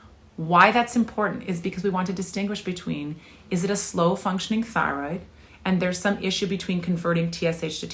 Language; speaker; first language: English; native; English